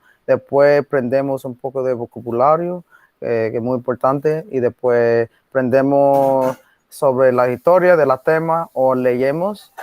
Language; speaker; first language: Spanish; non-native, learner; English